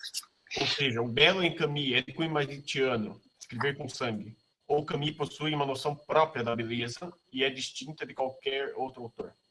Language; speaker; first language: Portuguese; native; Portuguese